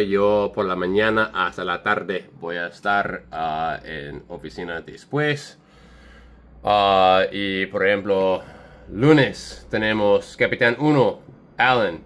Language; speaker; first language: Spanish; non-native, learner; English